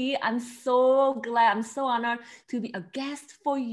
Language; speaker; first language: English; non-native, learner; Korean